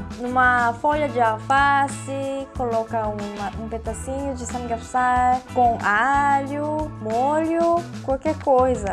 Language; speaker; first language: Portuguese; non-native, fluent; Korean